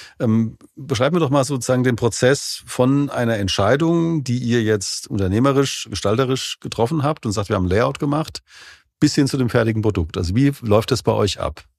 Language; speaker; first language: German; native; German